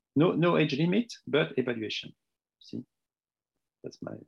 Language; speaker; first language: English; non-native, fluent; French